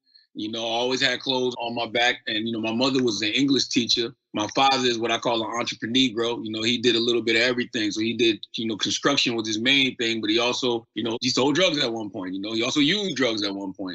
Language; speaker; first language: English; native; English